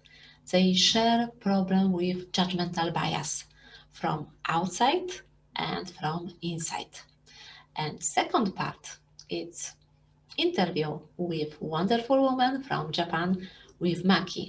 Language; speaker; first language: English; non-native, fluent; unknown